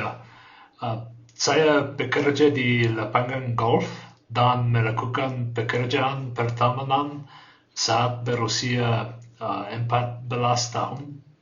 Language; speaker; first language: Indonesian; non-native, learner; English